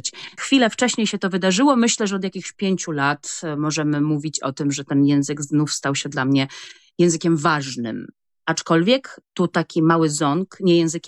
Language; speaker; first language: Polish; non-native, local second language; Kashubian